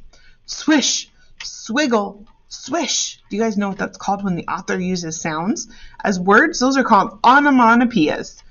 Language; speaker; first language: English; native; English